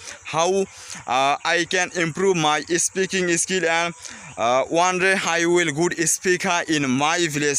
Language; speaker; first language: English; non-native, learner; Bangla